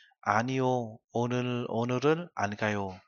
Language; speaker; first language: Korean; non-native, fluent; Vietnamese